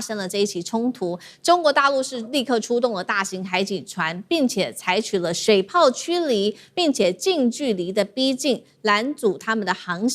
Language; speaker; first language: Chinese; native; Chinese